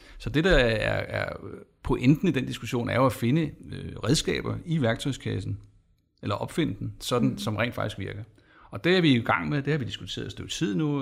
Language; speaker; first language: Danish; native; Danish